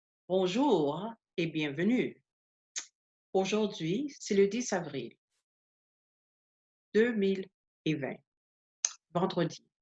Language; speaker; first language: French; non-native, fluent; English